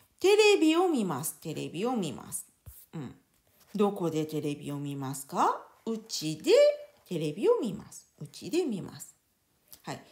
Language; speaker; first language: Japanese; non-native, fluent; French